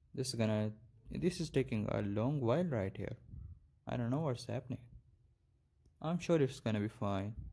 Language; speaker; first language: English; non-native, local second language; Urdu